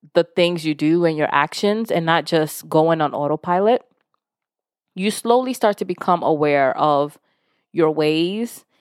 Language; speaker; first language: English; early bilingual, other home language; Yoruba